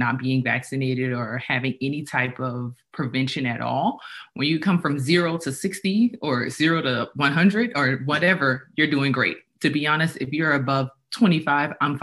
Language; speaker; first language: English; native; English